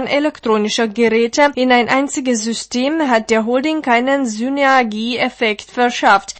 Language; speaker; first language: German; non-native, fluent; Russian